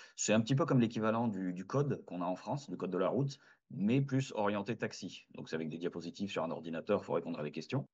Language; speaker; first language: French; native; French